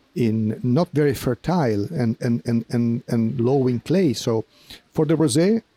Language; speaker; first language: English; non-native, fluent; Italian